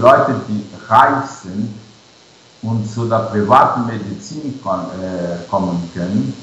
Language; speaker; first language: German; non-native, fluent; Portuguese